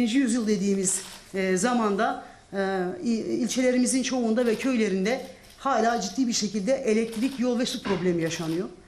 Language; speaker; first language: Turkish; non-native, local second language; Zaza